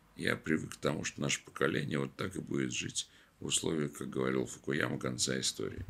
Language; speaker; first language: Russian; native; Russian